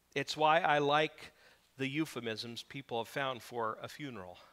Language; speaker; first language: English; native; English